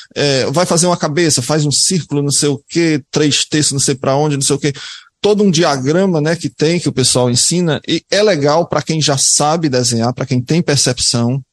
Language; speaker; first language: Portuguese; native; Portuguese